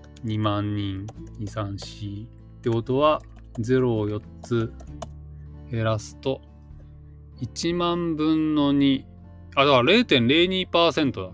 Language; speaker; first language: Japanese; native; Japanese